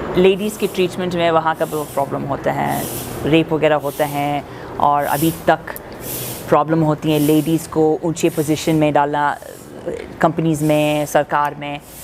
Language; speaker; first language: Hindi; non-native, fluent; English